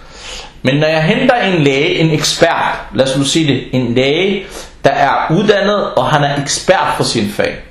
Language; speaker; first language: Danish; non-native, fluent; Arabic